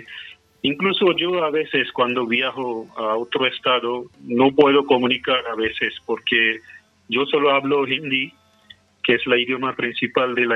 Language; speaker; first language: Spanish; non-native, fluent; Hindi